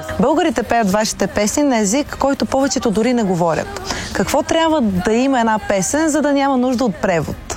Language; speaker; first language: Bulgarian; native; Bulgarian